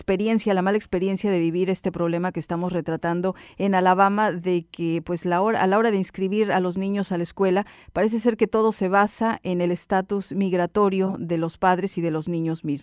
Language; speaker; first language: Spanish; native; Spanish